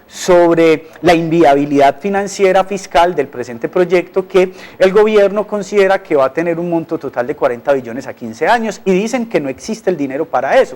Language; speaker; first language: Spanish; native; Spanish